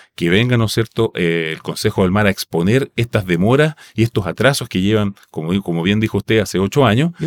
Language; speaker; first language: Spanish; non-native, local second language; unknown